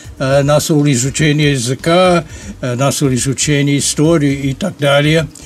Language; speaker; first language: Russian; non-native, fluent; English